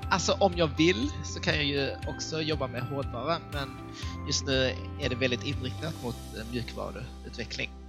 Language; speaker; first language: Swedish; early bilingual, other home language; Vietnamese